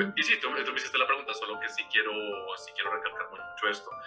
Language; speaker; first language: Spanish; native; Spanish